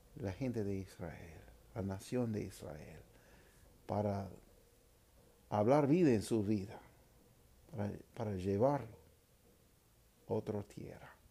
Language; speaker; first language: Spanish; non-native, fluent; English